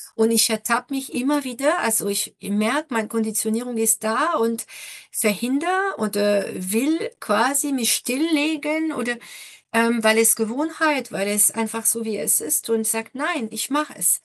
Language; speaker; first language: German; non-native, fluent; French